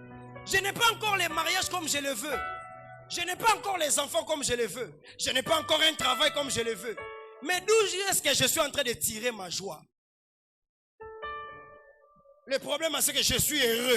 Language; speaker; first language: French; non-native, local second language; Lingala